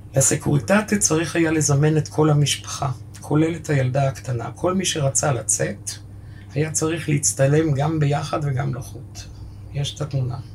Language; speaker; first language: Hebrew; early bilingual, other home language; German